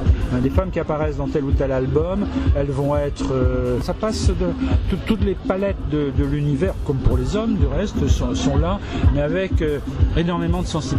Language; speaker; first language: French; native; French